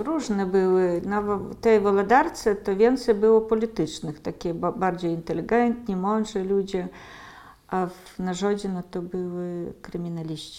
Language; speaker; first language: Polish; early bilingual, heritage; Polish